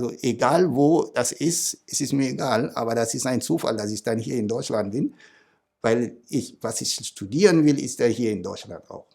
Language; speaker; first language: German; non-native, fluent; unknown